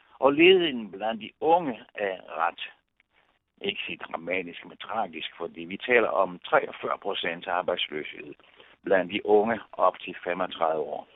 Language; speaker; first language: Danish; non-native, fluent; Italian